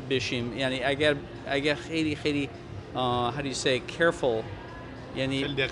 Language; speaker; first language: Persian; non-native, fluent; English